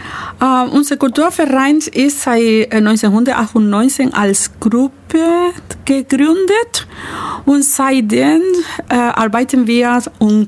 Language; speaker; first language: German; non-native, learner; Spanish